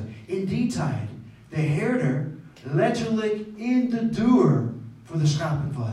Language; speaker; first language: Dutch; non-native, fluent; English